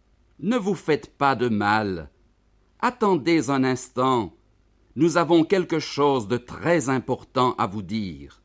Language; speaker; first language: French; native; French